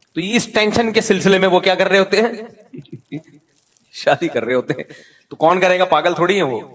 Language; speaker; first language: Urdu; native; Urdu